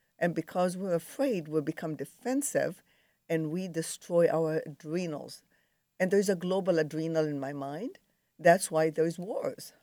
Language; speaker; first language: English; non-native, fluent; Arabic